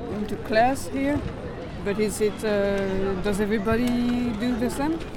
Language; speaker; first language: English; non-native, learner; French